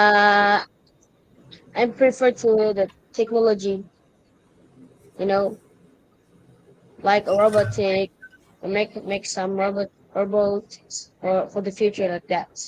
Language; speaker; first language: English; non-native, learner; Indonesian